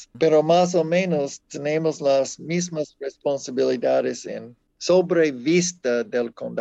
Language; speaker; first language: Spanish; non-native, fluent; English